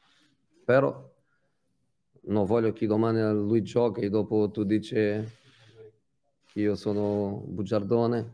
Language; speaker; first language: Italian; non-native, fluent; Portuguese